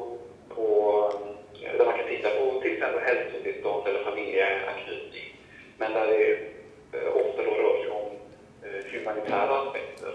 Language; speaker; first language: Swedish; native; Swedish